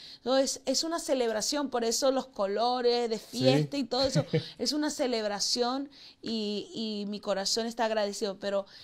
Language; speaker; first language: Spanish; early bilingual, heritage; Spanish